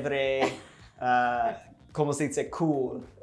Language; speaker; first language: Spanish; non-native, fluent; English